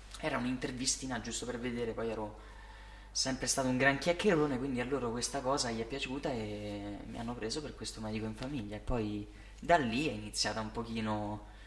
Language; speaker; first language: Italian; native; Italian